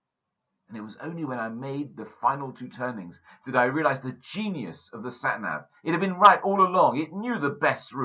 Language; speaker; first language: English; native; English